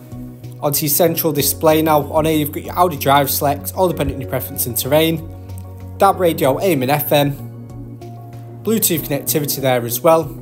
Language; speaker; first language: English; native; English